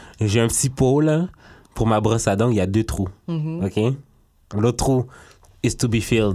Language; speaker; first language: French; native; French